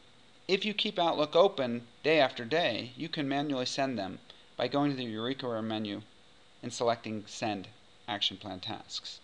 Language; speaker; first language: English; native; English